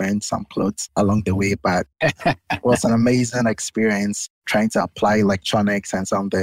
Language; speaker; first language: English; non-native, local second language; Akan